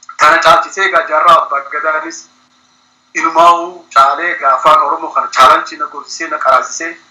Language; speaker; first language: Oromo; early bilingual, heritage; Somali